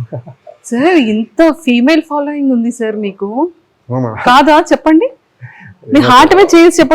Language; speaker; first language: Telugu; native; Telugu